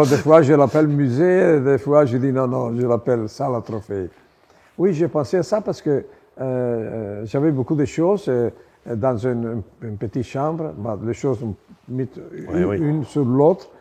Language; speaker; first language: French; non-native, learner; Italian